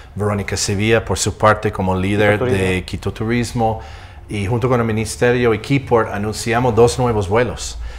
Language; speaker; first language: Spanish; non-native, fluent; English